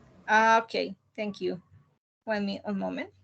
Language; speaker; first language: English; non-native, learner; Spanish